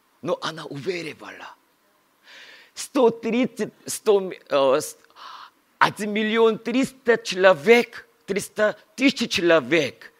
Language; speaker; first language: Russian; non-native, learner; Korean